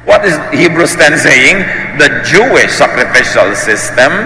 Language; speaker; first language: English; non-native, local second language; Filipino